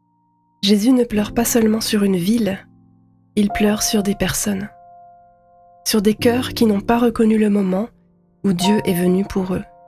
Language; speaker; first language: French; native; French